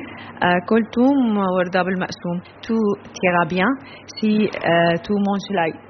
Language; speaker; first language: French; non-native, learner; Arabic